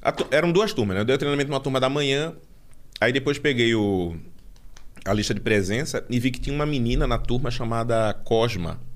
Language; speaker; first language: Portuguese; native; Portuguese